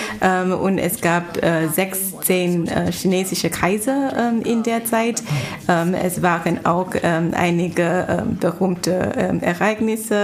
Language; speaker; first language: German; non-native, fluent; Chinese